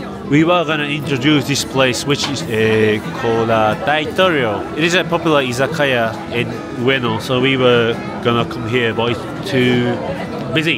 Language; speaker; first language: English; non-native, fluent; Japanese